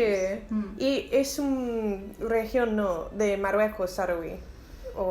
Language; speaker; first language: Spanish; non-native, learner; English